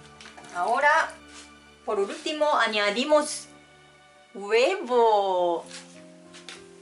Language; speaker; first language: Spanish; non-native, fluent; Japanese